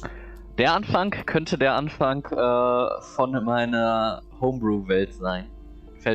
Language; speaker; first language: German; native; German